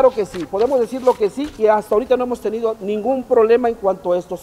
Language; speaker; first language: Spanish; native; Spanish